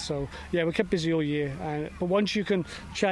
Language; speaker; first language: English; native; English